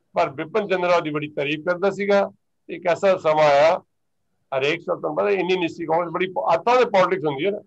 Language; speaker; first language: Hindi; non-native, local second language; Punjabi